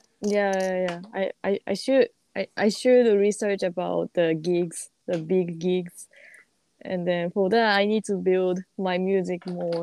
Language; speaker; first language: English; non-native, learner; Japanese